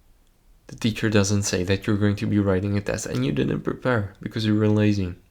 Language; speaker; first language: English; non-native, fluent; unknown